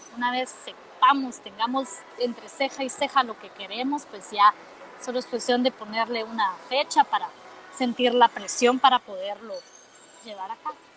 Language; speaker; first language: Spanish; native; Spanish